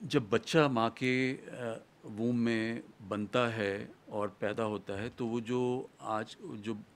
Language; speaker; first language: Hindi; native; Hindi